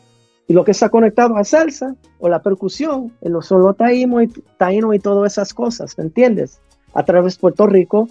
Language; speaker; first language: Spanish; early bilingual, heritage; Spanish